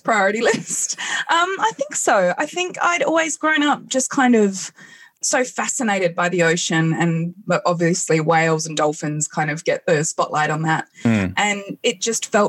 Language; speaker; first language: English; native; English